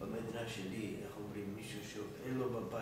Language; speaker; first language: Hebrew; non-native, learner; English